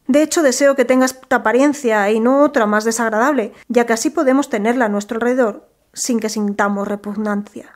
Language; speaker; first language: Spanish; native; Spanish